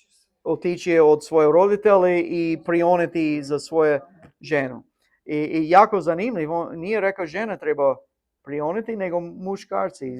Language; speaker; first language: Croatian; non-native, learner; English